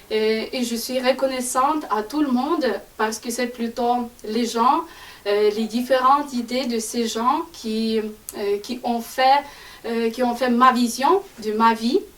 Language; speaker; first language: French; non-native, fluent; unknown